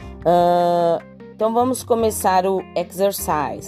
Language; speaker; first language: Portuguese; native; Portuguese